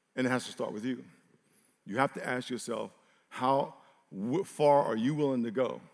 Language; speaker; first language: English; native; English